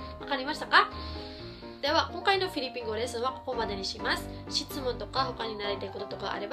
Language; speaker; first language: Japanese; non-native, fluent; Filipino